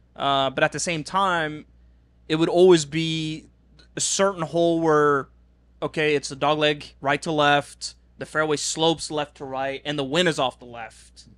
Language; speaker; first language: English; non-native, fluent; Norwegian